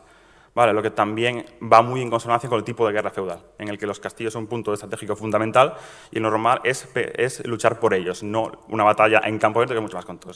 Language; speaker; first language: Spanish; native; Spanish